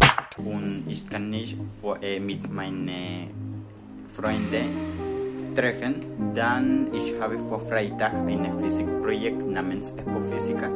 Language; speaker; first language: German; non-native, learner; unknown